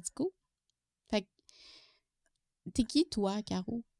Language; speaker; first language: French; native; French